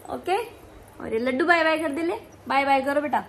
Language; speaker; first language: Hindi; native; Hindi